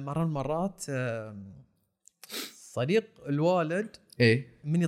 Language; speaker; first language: Arabic; native; Arabic